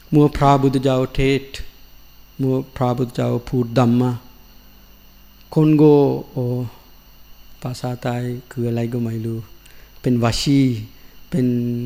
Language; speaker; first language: Thai; non-native, learner; Sinhala